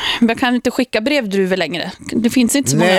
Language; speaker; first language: Swedish; native; Swedish